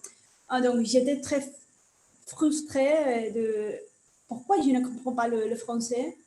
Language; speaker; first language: French; non-native, learner; Spanish